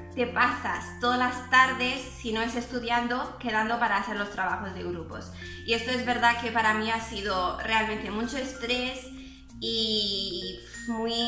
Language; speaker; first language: Spanish; non-native, fluent; French